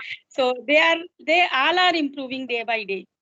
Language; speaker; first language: English; non-native, local second language; Hindi